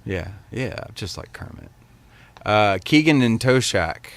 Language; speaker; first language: English; native; English